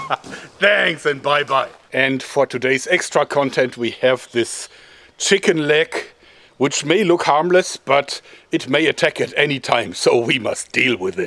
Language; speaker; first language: English; non-native, fluent; German